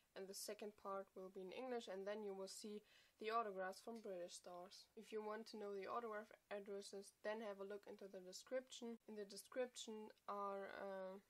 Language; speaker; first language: English; non-native, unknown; German